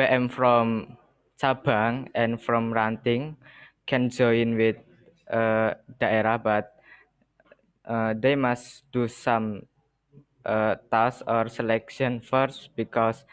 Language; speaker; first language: English; non-native, learner; Indonesian